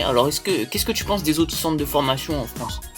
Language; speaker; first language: French; native; French